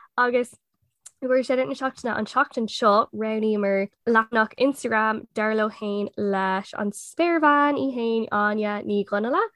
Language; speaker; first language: Irish; non-native, local second language; English